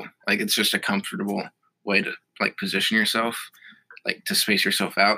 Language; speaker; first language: English; native; English